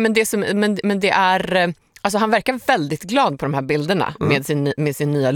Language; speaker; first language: Swedish; native; Swedish